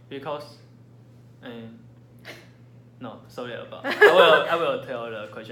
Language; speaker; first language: English; non-native, learner; Chinese